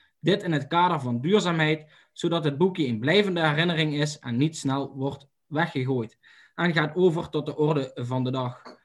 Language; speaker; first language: Dutch; native; Dutch